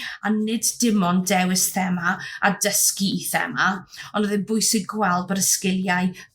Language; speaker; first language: Welsh; native; Welsh